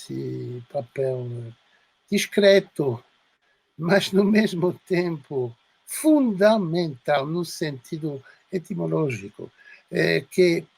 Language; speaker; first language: Portuguese; non-native, fluent; French